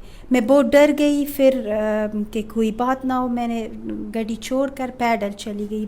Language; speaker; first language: Hindi; non-native, fluent; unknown